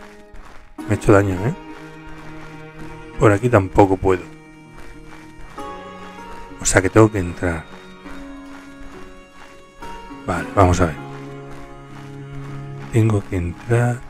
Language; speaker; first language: Spanish; native; Spanish